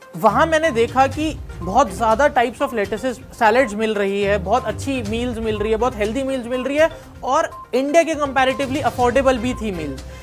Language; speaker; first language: Hindi; native; Hindi